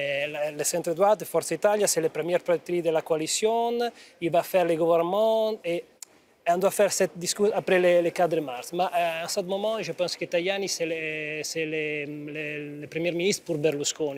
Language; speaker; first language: French; non-native, fluent; Italian